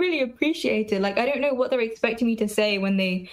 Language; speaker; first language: English; native; English